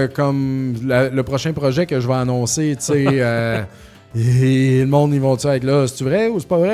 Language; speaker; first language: French; native; French